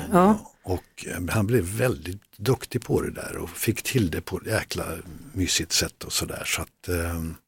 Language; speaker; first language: Swedish; native; Swedish